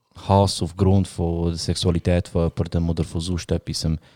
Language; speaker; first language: German; early bilingual, other home language; Bosnian